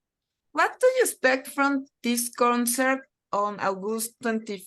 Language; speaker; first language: English; non-native, learner; Spanish